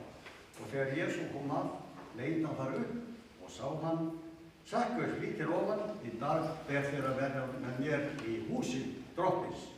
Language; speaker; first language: Icelandic; native; Icelandic